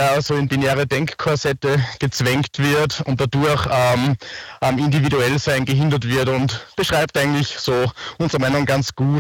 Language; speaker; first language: German; native; German